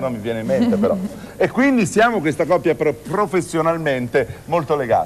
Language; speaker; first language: Italian; native; Italian